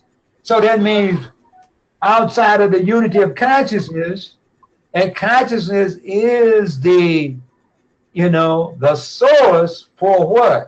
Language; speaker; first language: English; native; English